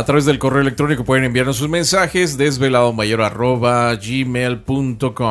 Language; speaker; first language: Spanish; native; Spanish